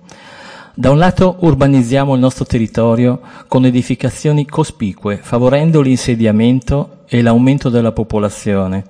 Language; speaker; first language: Italian; native; Italian